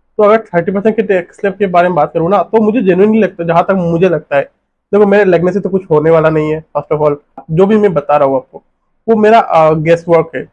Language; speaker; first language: Hindi; non-native, local second language; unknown